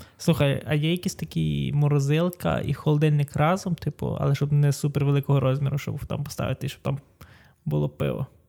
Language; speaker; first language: Ukrainian; native; Ukrainian